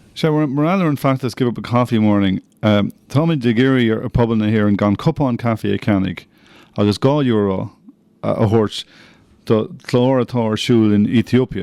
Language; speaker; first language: Irish; non-native, local second language; English